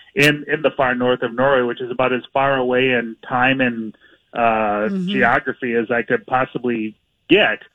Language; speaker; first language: English; native; English